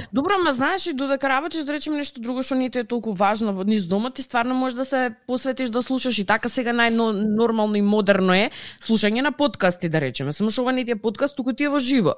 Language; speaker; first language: Macedonian; native; Macedonian